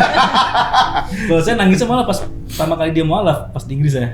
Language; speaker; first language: Indonesian; native; Indonesian